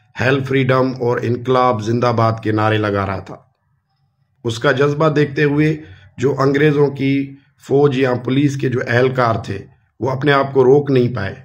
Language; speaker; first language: Urdu; non-native, local second language; Sindhi